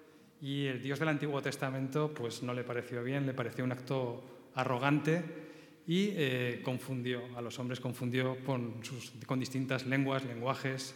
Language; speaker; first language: Spanish; native; Spanish